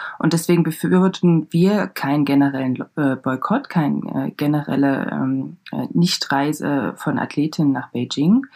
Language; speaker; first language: German; native; German